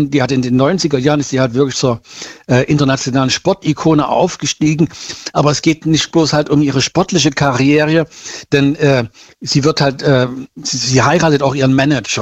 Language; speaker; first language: German; native; German